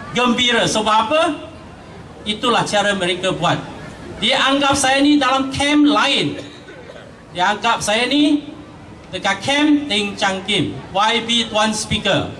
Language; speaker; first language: Malay; non-native, local second language; Chinese